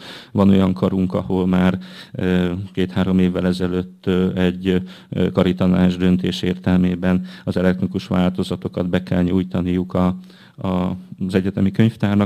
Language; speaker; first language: Hungarian; native; Hungarian